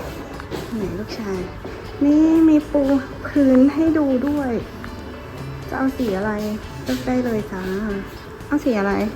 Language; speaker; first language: Thai; native; Thai